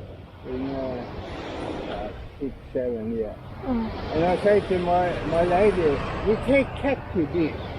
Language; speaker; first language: English; non-native, learner; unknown